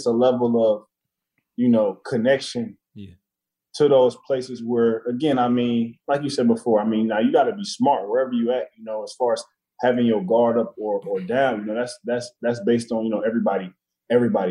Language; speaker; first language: English; native; English